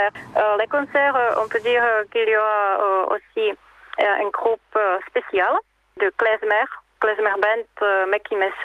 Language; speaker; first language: French; non-native, fluent; Czech